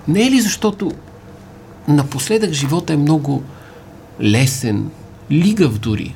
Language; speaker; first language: Bulgarian; native; Bulgarian